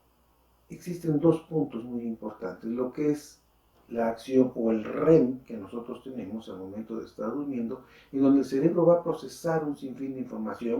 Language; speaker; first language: Spanish; native; Spanish